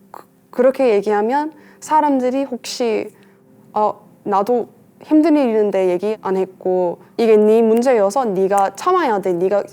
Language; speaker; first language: Korean; non-native, fluent; English